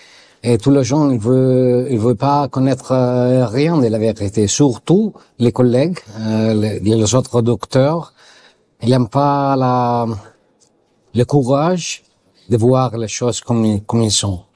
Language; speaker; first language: French; non-native, learner; Italian